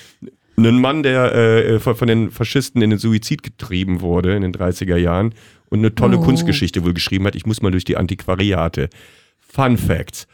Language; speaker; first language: German; native; German